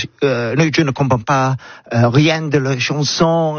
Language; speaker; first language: French; non-native, learner; English